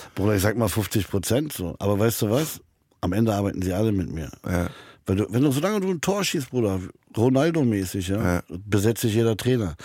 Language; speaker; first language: German; early bilingual, other home language; Arabic